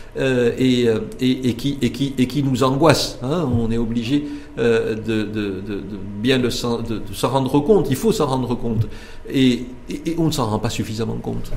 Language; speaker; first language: French; non-native, local second language; Arabic